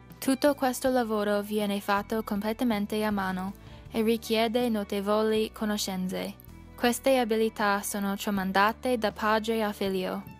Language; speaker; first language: Italian; non-native, learner; English